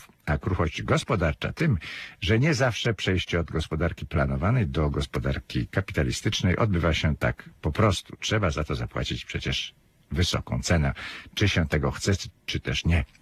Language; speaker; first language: Polish; native; Polish